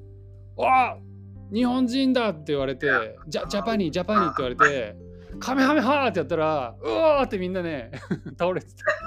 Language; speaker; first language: Japanese; native; Japanese